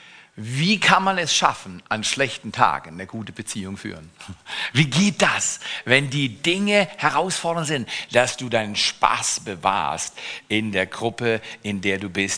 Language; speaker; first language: German; native; German